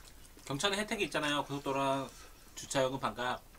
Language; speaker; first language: Korean; native; Korean